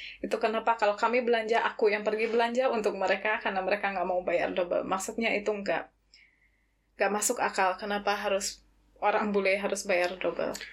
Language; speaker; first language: Indonesian; native; Indonesian